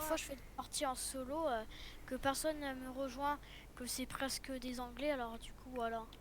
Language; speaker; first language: French; native; French